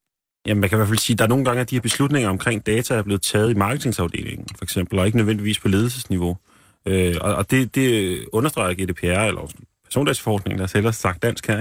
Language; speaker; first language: Danish; native; Danish